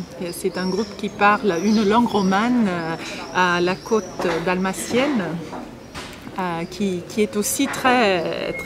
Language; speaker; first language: French; non-native, fluent; German